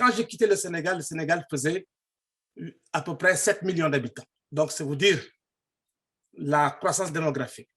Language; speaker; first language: French; non-native, local second language; Fula